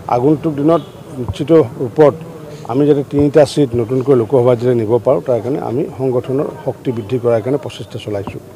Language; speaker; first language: Assamese; native; Assamese